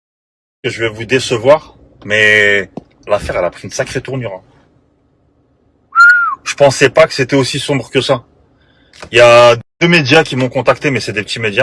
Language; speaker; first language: French; native; French